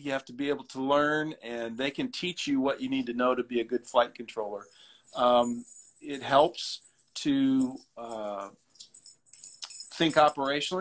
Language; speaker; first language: English; native; English